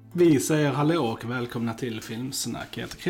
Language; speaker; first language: Swedish; native; Swedish